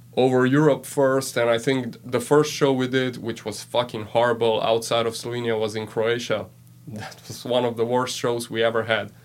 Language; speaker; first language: English; non-native, fluent; Slovenian